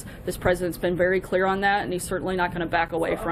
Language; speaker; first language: English; native; English